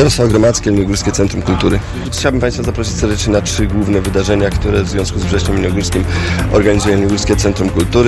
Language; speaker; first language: Polish; native; Polish